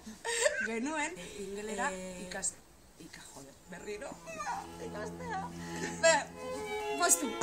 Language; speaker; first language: Basque; non-native, learner; Spanish